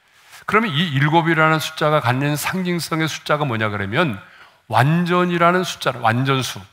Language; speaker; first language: Korean; native; Korean